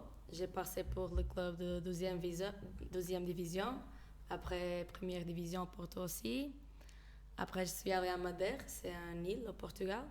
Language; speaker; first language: French; non-native, fluent; Portuguese